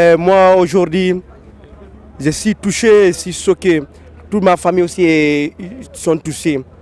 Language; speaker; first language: French; non-native, local second language; Fula